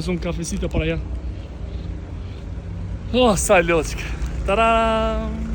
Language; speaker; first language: Spanish; non-native, learner; Albanian